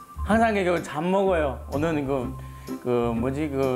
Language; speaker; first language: Korean; non-native, learner; Vietnamese